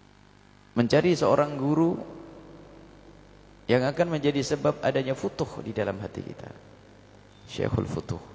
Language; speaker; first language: Indonesian; native; Indonesian